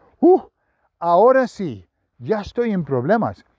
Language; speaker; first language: Spanish; non-native, fluent; English